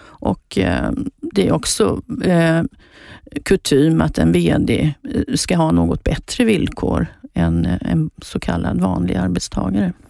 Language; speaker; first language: Swedish; native; Swedish